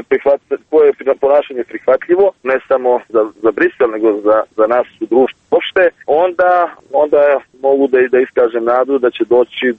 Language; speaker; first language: Serbian; native; Serbian